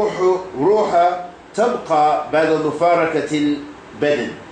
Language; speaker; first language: Arabic; non-native, fluent; English